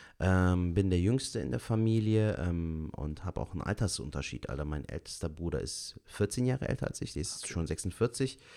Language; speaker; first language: German; native; German